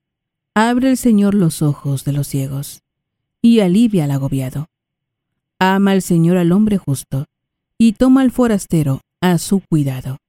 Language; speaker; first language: Spanish; native; Spanish